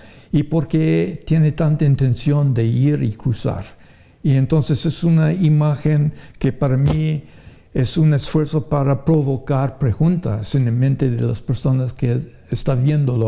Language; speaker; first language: Spanish; non-native, fluent; English